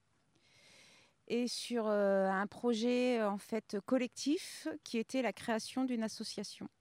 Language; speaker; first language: French; native; French